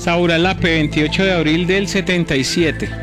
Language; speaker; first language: Spanish; native; Spanish